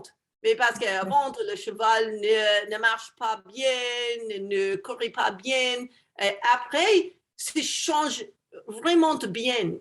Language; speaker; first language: French; non-native, learner; English